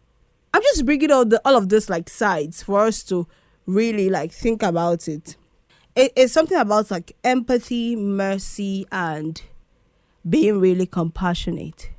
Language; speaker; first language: English; non-native, local second language; Igbo